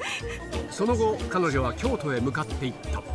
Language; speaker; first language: Japanese; native; Japanese